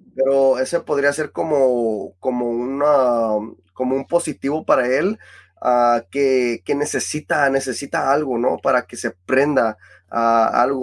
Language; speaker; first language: Spanish; early bilingual, heritage; Spanish